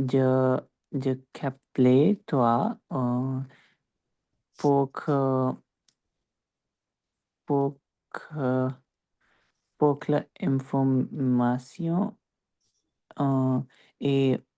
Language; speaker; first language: French; non-native, learner; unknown